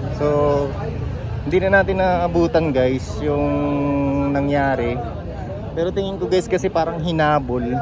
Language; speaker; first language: Filipino; native; Filipino